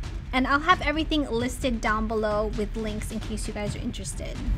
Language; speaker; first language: English; native; English